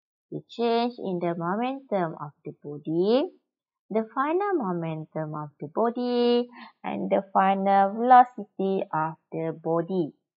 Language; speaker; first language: English; non-native, local second language; Malay